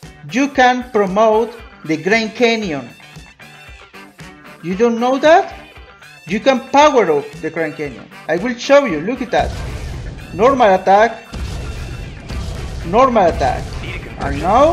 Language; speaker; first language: English; non-native, learner; Spanish